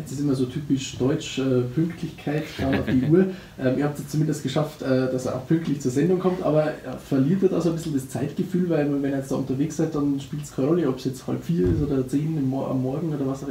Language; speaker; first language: German; native; German